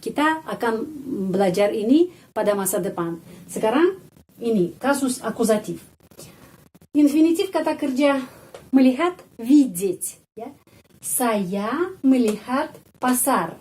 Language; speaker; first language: Indonesian; non-native, fluent; Russian